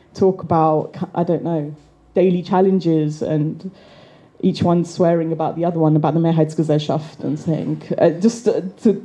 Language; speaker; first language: English; native; English